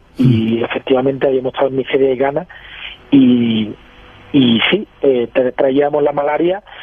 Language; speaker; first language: Spanish; native; Spanish